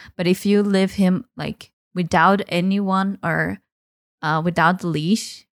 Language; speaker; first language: English; non-native, fluent; Portuguese